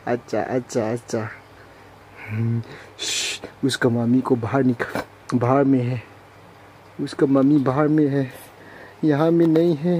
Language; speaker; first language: Hindi; non-native, local second language; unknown